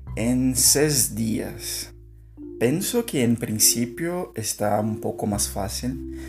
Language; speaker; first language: Spanish; non-native, learner; Portuguese